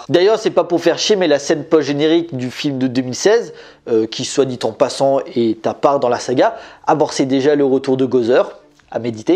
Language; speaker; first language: French; native; French